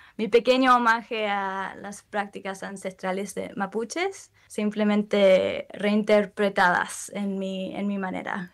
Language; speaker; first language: Spanish; early bilingual, heritage; Spanish